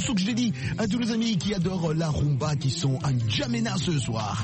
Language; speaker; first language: French; non-native, local second language; Lingala